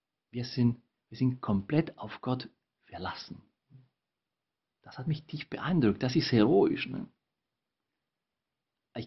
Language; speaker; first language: German; non-native, fluent; Spanish